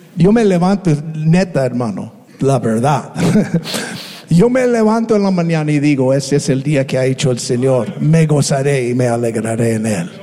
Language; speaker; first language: Spanish; non-native, fluent; English